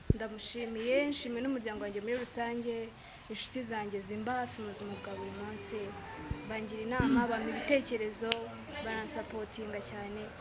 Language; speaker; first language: Kinyarwanda; native; Kinyarwanda